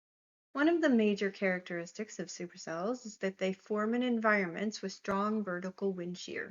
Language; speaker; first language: English; native; English